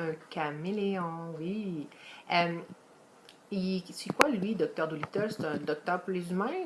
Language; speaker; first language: French; native; French